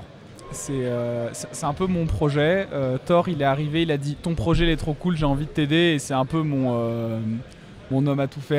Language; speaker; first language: French; native; French